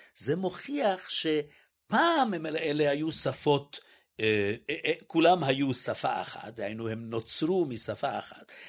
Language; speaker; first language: Hebrew; native; Hebrew